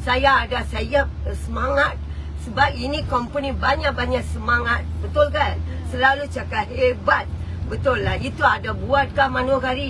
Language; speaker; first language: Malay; non-native, local second language; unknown